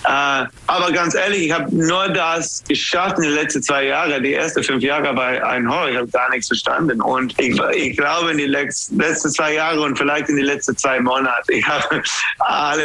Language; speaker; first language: German; non-native, learner; English